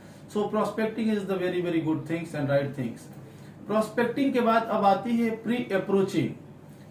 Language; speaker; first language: Hindi; native; Hindi